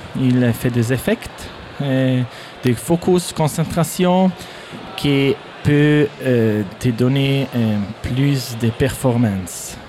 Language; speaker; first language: French; non-native, learner; German